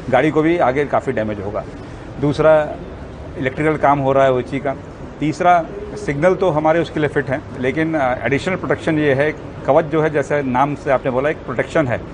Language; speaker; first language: Hindi; native; Hindi